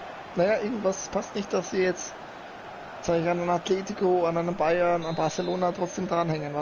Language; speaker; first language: German; native; German